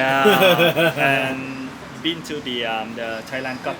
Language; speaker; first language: English; non-native, learner; Thai